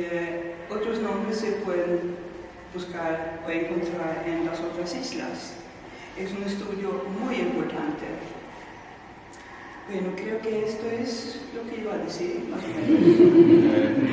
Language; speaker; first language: Spanish; non-native, fluent; Swedish